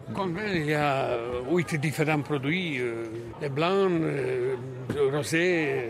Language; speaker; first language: French; non-native, learner; Croatian